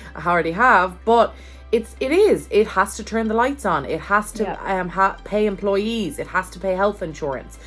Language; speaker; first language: English; native; English